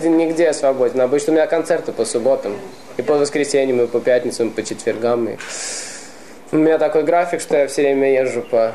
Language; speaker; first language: Russian; early bilingual, heritage; Russian